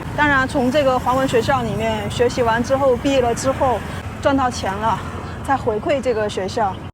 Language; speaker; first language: Chinese; native; Chinese